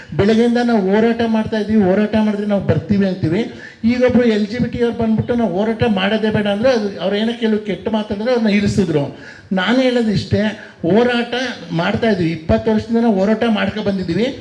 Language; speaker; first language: Kannada; native; Kannada